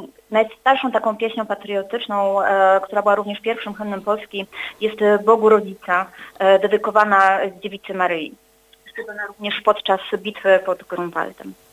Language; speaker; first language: Polish; native; Polish